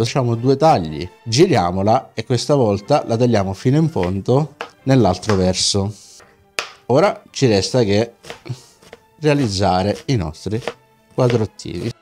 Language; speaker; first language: Italian; native; Italian